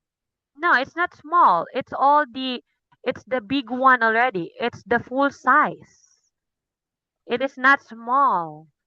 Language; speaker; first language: English; non-native, fluent; Cebuano